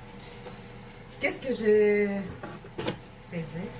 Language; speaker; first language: French; non-native, learner; Russian